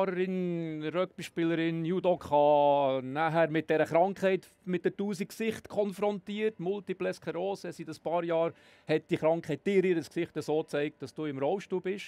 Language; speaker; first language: German; native; German